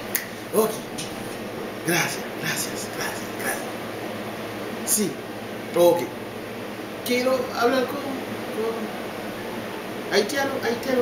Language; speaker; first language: Spanish; non-native, learner; Haitian Creole